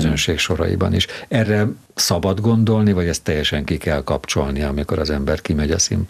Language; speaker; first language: Hungarian; native; Hungarian